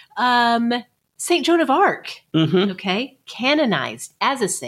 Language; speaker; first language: English; native; English